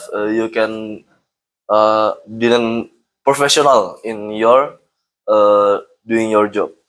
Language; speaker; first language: English; non-native, learner; Indonesian